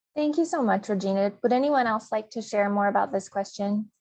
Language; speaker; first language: English; native; English